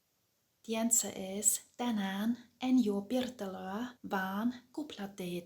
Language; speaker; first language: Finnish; non-native, fluent; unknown